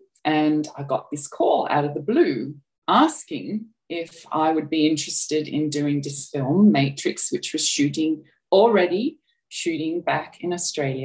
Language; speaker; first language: English; native; English